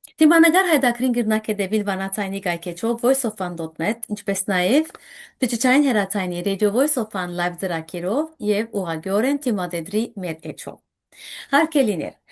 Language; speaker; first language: Armenian; native; Armenian